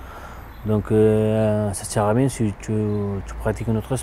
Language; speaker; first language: French; non-native, fluent; Spanish